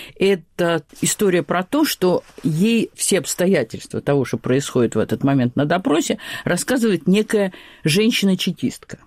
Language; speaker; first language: Russian; native; Russian